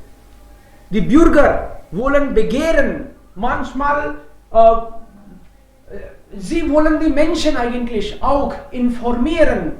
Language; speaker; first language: German; non-native, fluent; Hindi